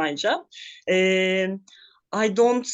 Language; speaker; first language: English; non-native, learner; Turkish